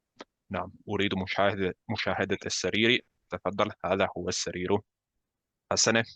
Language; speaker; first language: Arabic; non-native, fluent; Bosnian